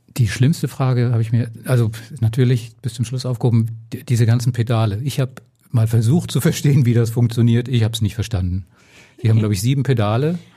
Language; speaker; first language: German; native; German